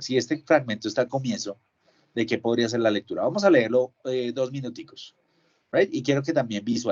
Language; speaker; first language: Spanish; native; Spanish